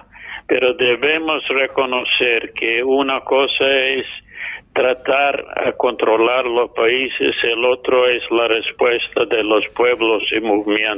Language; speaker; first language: Spanish; non-native, fluent; English